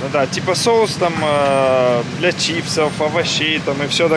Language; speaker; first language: Russian; native; Russian